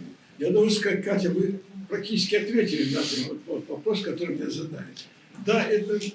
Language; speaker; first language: Russian; native; Russian